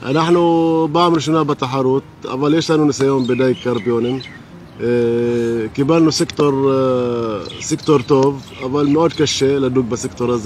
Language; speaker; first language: Hebrew; non-native, local second language; Arabic